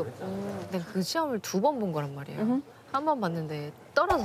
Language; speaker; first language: Korean; native; Korean